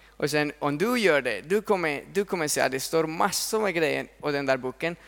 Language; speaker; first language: Swedish; non-native, fluent; Spanish